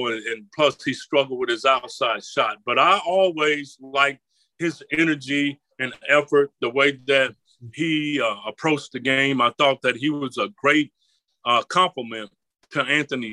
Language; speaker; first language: English; native; English